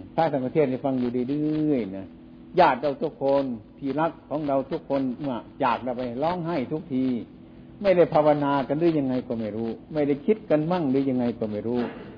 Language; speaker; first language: Thai; non-native, local second language; Northeastern Thai